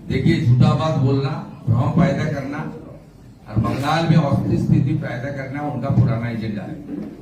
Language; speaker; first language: Hindi; non-native, local second language; Bangla